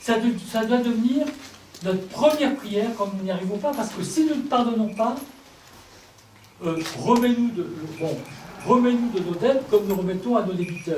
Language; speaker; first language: French; native; French